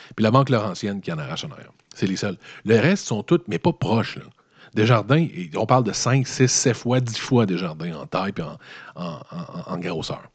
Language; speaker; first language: French; native; French